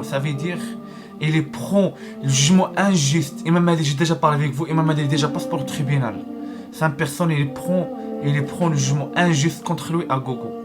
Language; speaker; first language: French; non-native, learner; Arabic